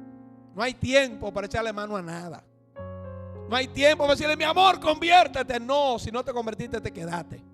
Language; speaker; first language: Spanish; native; Spanish